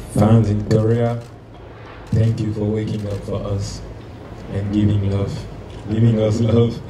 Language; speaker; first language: English; non-native, fluent; French